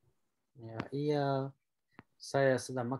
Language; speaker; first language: Indonesian; non-native, learner; Turkish